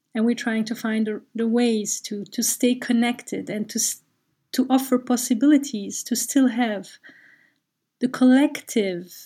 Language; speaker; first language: English; non-native, fluent; Turkish